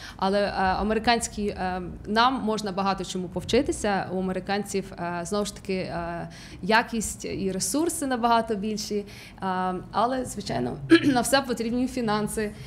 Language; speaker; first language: Ukrainian; native; Ukrainian